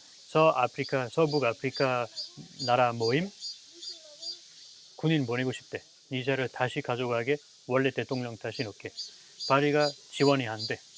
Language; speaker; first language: Korean; non-native, fluent; French